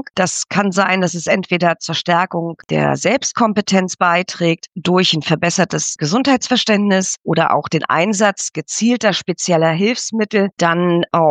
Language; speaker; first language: German; native; German